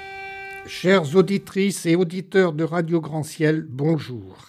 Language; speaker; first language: French; native; French